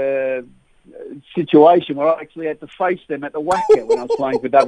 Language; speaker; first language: English; native; English